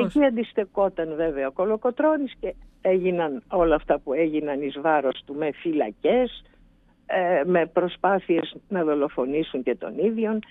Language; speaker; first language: Greek; native; Greek